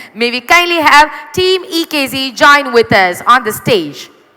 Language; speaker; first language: English; non-native, local second language; Malayalam